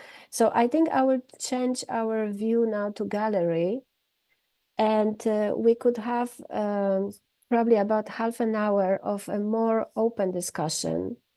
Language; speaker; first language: English; non-native, fluent; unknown